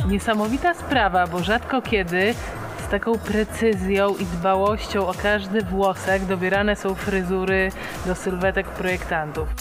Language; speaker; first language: Polish; native; Polish